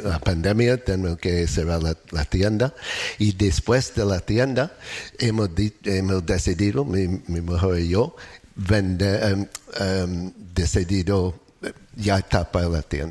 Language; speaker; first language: Spanish; non-native, learner; English